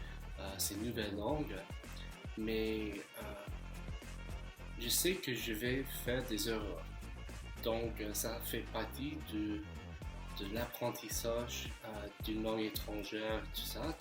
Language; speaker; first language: French; non-native, fluent; English